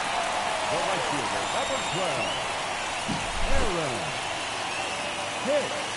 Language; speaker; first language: English; native; English